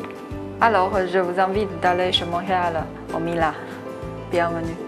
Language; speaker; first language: French; non-native, learner; Chinese